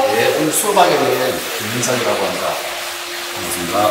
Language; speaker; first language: Korean; native; Korean